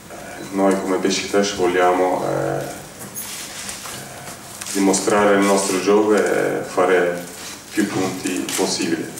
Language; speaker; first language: Italian; non-native, fluent; Turkish